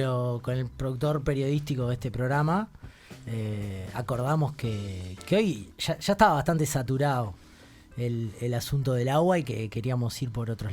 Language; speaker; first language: Spanish; native; Spanish